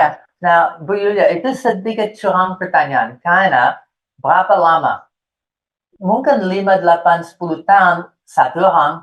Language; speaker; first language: Indonesian; non-native, fluent; English